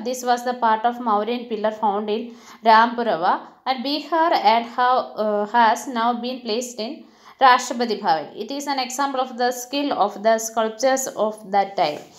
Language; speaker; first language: English; non-native, local second language; Malayalam